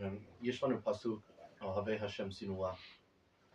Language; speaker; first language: Hebrew; non-native, learner; English